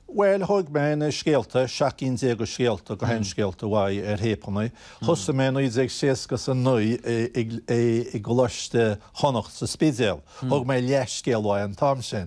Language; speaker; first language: Irish; native; Irish